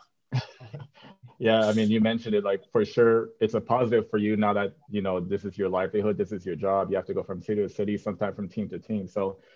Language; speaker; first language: English; native; English